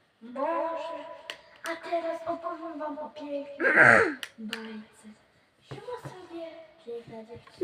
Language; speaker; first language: Polish; native; Polish